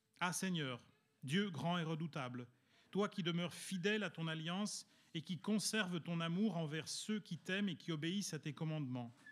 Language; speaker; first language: French; early bilingual, other home language; Italian